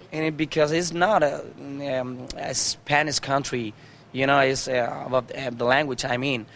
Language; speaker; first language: English; non-native, learner; Spanish